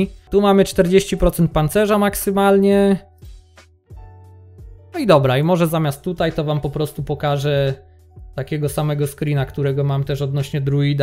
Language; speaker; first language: Polish; native; Polish